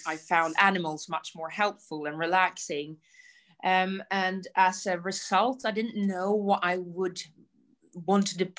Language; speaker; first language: English; non-native, fluent; Swedish